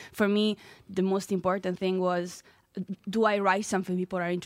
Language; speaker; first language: English; non-native, fluent; Italian